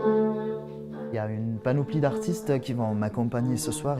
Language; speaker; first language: French; non-native, local second language; Arabic